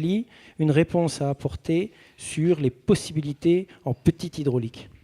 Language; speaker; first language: French; native; French